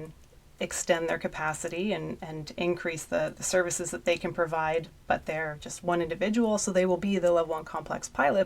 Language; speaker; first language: English; native; English